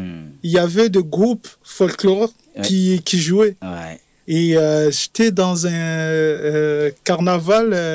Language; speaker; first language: French; non-native, local second language; Lingala